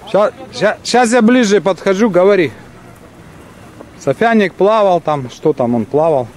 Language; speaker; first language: Russian; native; Russian